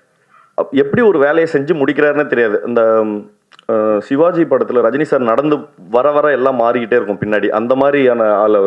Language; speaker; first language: Tamil; native; Tamil